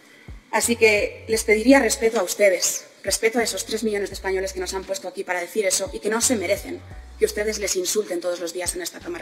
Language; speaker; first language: Spanish; native; Spanish